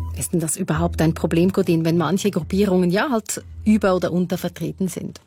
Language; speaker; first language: German; native; German